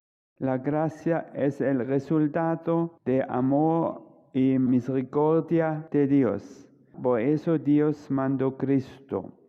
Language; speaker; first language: Spanish; non-native, fluent; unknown